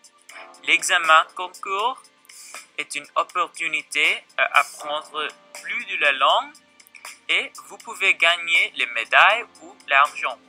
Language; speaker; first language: French; non-native, learner; English